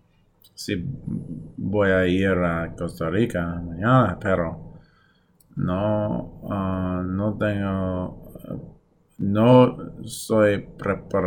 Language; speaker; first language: Spanish; non-native, learner; English